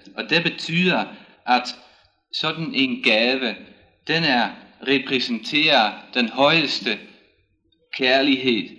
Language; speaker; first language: Danish; non-native, fluent; Dutch